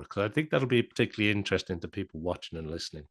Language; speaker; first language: English; native; English